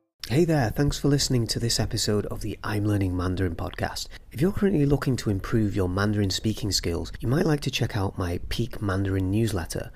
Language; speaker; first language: English; native; English